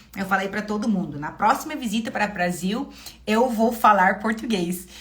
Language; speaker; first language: Portuguese; non-native, fluent; English